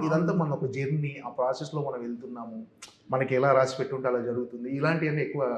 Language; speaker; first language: Telugu; native; Telugu